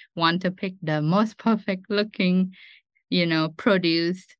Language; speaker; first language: English; non-native, fluent; Vietnamese